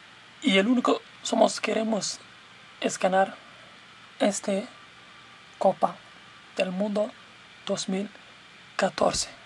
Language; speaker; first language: Spanish; non-native, learner; English